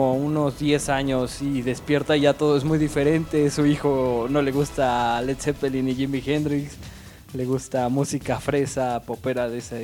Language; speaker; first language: Spanish; native; Spanish